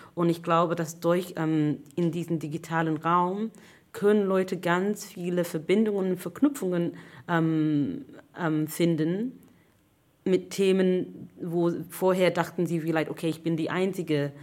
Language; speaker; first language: German; non-native, fluent; English